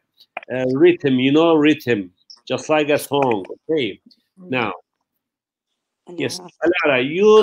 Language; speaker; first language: English; non-native, fluent; Turkish